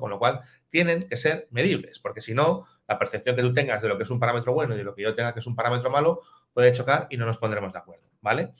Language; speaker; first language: Spanish; native; Spanish